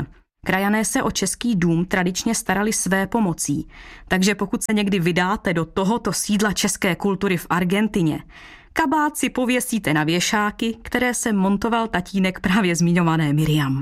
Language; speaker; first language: Czech; native; Czech